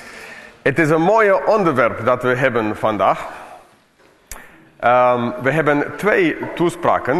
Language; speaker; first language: Dutch; non-native, fluent; English